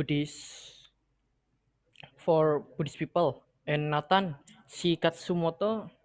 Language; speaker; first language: English; non-native, learner; Indonesian